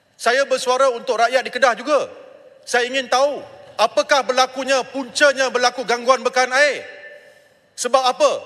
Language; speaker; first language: Malay; non-native, local second language; Tamil